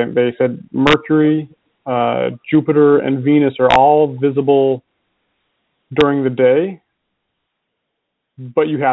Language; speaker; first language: English; native; English